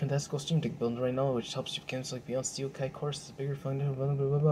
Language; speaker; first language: English; native; English